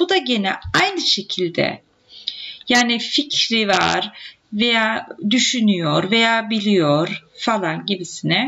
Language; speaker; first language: Turkish; native; Turkish